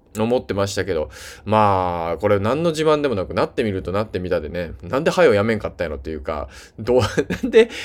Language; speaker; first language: Japanese; native; Japanese